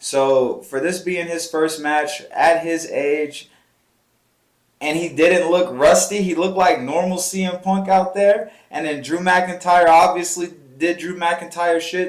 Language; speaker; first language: English; native; English